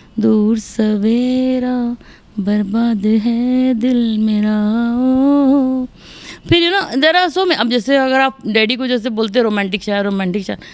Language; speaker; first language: Hindi; native; Hindi